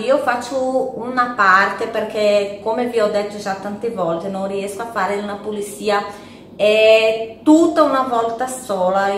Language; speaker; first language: Italian; non-native, fluent; Portuguese